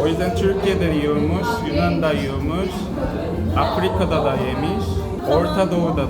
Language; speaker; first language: Turkish; non-native, learner; Korean